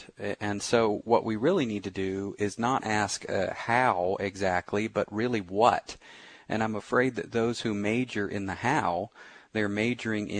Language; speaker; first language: English; native; English